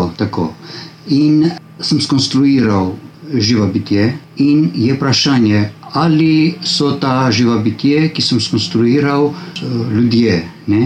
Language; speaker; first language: Slovenian; non-native, learner; Armenian